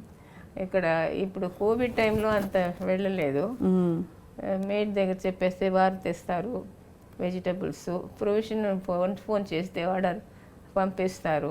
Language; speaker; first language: Telugu; non-native, local second language; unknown